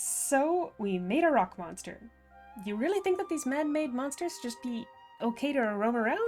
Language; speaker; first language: English; native; English